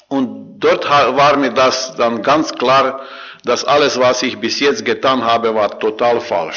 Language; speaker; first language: German; non-native, learner; Croatian